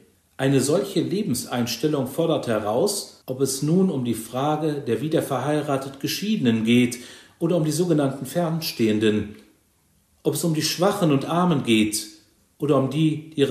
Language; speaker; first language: German; native; German